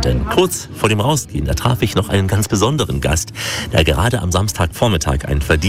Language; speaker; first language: German; native; German